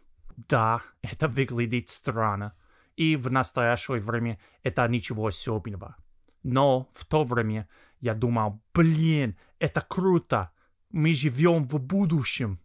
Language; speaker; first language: Russian; non-native, fluent; English